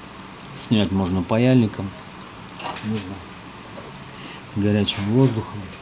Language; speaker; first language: Russian; native; Russian